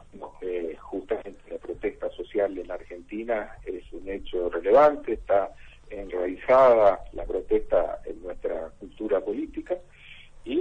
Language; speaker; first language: Spanish; native; Spanish